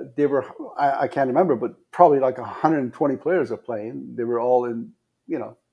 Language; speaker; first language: English; non-native, fluent; Persian